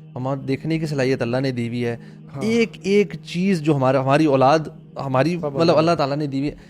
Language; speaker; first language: Urdu; native; Urdu